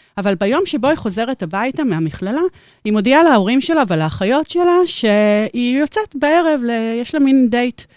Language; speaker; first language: Hebrew; native; Hebrew